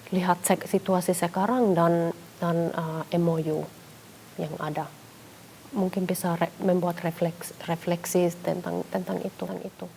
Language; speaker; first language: Indonesian; non-native, fluent; Finnish